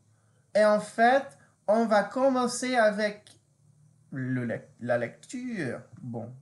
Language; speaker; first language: French; non-native, fluent; English